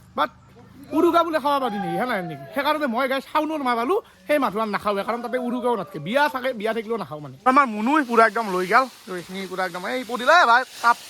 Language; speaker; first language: Assamese; native; Assamese